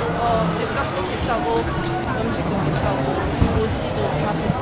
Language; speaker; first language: Korean; non-native, fluent; Cantonese